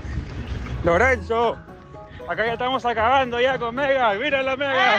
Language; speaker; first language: Spanish; native; Spanish